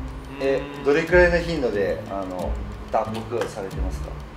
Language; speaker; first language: Japanese; native; Japanese